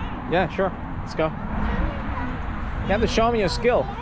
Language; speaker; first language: English; non-native, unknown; Thai